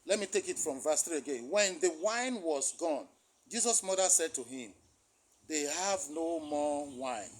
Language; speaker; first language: English; non-native, local second language; Yoruba